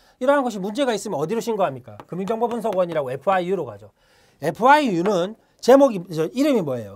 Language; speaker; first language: Korean; native; Korean